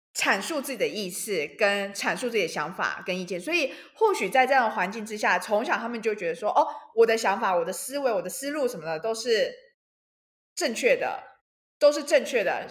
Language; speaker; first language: Chinese; native; Chinese